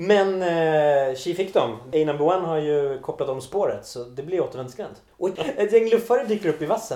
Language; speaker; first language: Swedish; native; Swedish